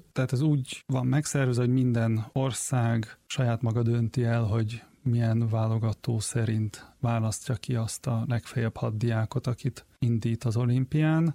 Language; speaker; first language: Hungarian; early bilingual, heritage; Hungarian